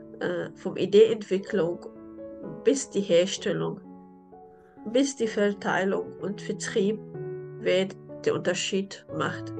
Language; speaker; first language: German; non-native, learner; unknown